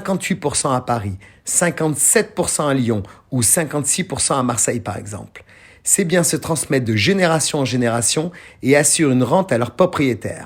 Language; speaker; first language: French; native; French